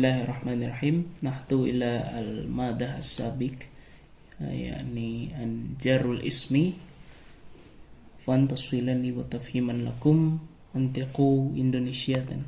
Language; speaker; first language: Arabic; non-native, learner; Indonesian